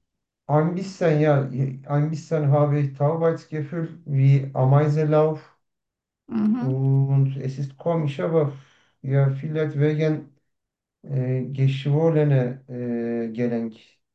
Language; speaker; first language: German; non-native, learner; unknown